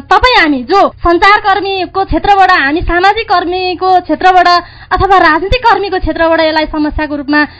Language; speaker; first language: Nepali; native; Nepali